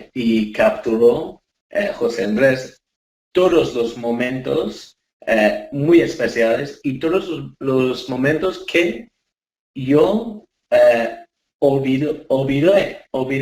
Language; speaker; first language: Spanish; non-native, learner; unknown